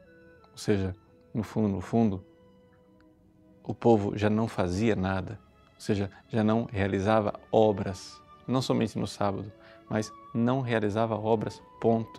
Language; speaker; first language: Portuguese; native; Portuguese